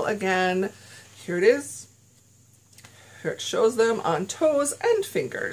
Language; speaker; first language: English; native; English